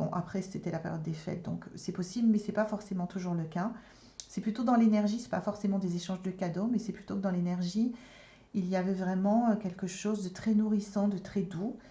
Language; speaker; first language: French; native; French